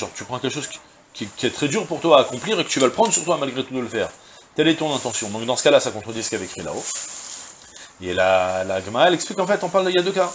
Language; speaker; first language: French; native; French